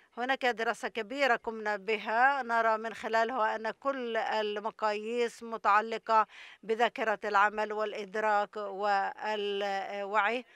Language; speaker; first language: Arabic; non-native, local second language; Hebrew